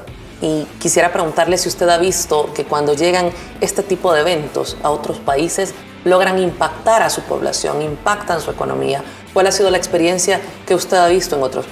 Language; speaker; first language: Spanish; native; Spanish